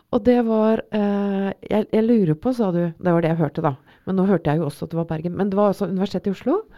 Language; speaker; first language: Norwegian; native; Norwegian